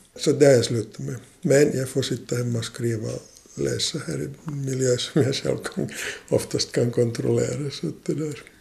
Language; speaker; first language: Swedish; native; Swedish